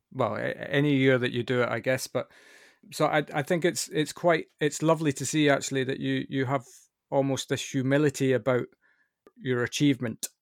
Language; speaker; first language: English; native; English